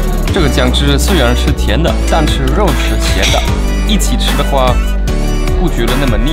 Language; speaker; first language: Chinese; non-native, fluent; German